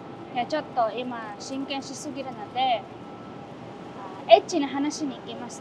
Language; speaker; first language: Japanese; non-native, fluent; Filipino